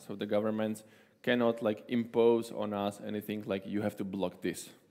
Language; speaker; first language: English; non-native, fluent; Czech